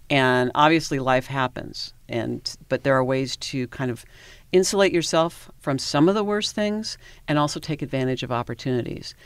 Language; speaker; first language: English; native; English